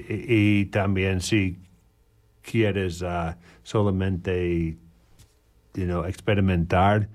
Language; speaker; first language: Spanish; non-native, learner; English